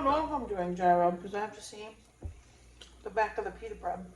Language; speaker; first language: English; native; English